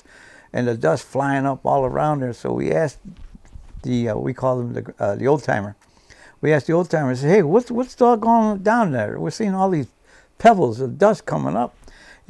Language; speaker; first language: English; native; English